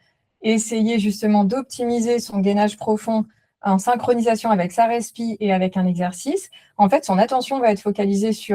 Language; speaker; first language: French; native; French